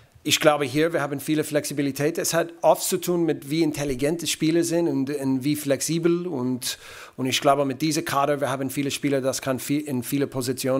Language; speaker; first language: German; non-native, fluent; English